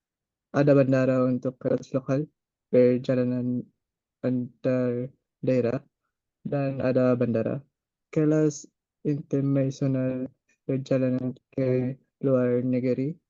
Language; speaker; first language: Indonesian; non-native, learner; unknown